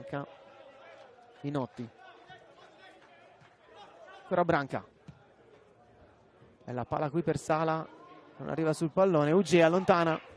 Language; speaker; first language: Italian; native; Italian